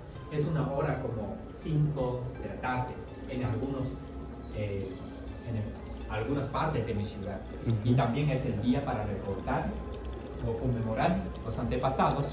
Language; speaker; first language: Spanish; non-native, fluent; Chinese